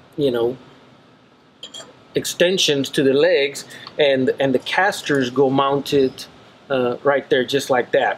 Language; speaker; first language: English; native; English